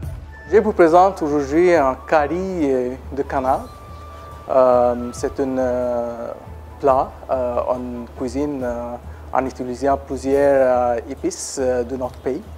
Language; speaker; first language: French; non-native, learner; Bangla